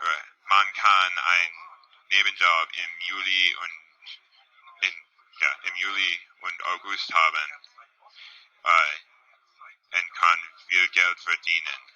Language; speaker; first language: German; non-native, learner; English